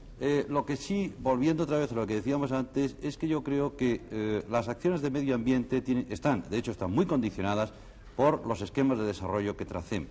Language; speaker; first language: Spanish; native; Spanish